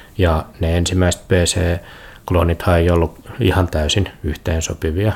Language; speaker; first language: Finnish; native; Finnish